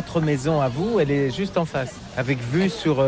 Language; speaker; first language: French; native; French